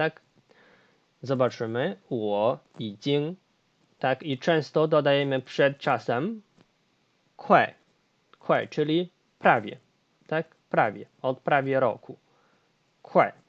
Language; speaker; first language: Polish; non-native, fluent; Chinese